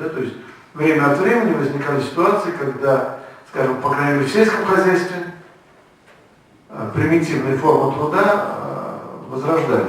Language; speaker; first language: Russian; native; Russian